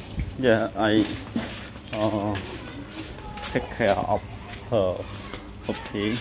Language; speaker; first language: English; non-native, learner; Vietnamese